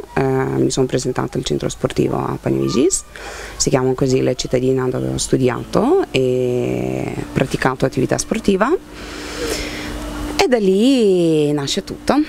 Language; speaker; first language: Italian; non-native, fluent; Lithuanian